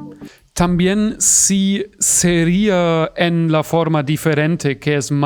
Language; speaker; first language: Spanish; non-native, fluent; German